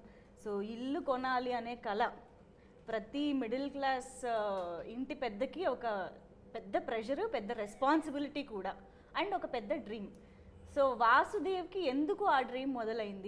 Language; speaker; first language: Telugu; native; Telugu